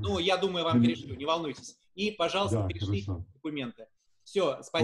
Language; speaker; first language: Russian; native; Russian